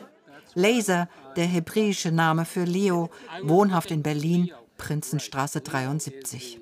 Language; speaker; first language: German; native; German